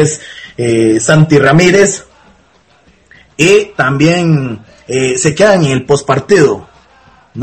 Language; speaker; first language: Spanish; native; Spanish